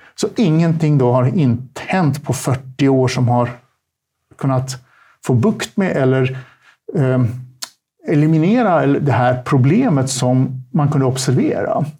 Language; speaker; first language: Swedish; early bilingual, other home language; Turkish